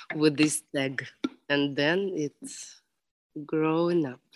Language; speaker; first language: English; non-native, learner; Ukrainian